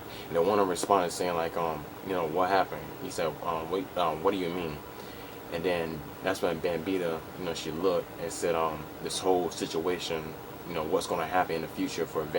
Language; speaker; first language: English; native; English